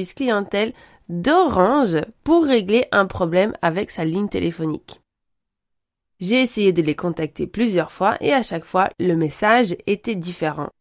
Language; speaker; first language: French; native; French